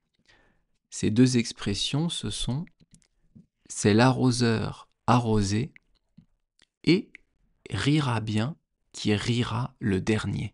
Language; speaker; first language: French; native; French